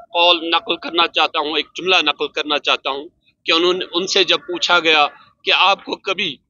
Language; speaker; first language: Urdu; non-native, local second language; Kashmiri